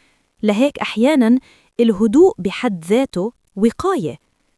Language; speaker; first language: Arabic; native; Arabic